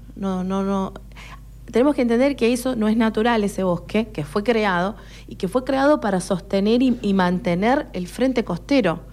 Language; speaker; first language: Spanish; native; Spanish